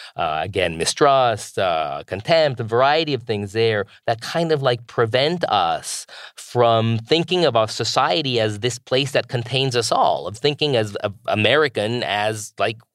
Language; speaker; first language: English; non-native, fluent; Spanish